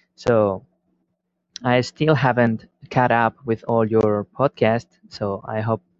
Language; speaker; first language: English; non-native, fluent; Spanish